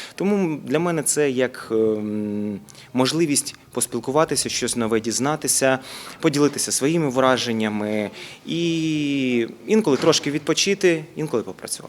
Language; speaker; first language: Ukrainian; native; Ukrainian